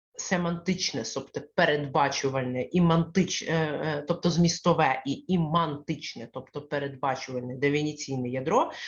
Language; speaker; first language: Ukrainian; non-native, local second language; Russian